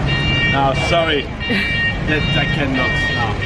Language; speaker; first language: English; non-native, learner; French